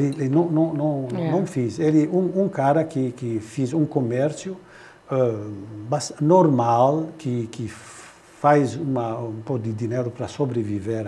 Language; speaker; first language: Portuguese; non-native, fluent; Arabic